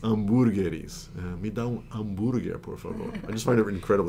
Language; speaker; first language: Portuguese; non-native, fluent; English